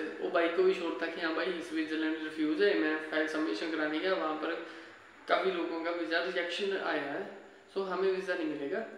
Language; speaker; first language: Hindi; non-native, local second language; Punjabi